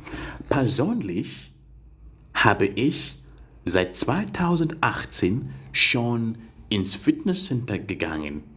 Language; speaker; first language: German; non-native, fluent; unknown